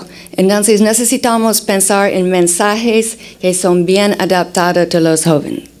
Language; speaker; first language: Spanish; non-native, fluent; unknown